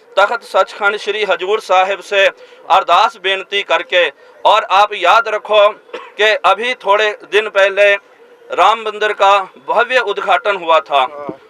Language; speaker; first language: Hindi; non-native, local second language; Punjabi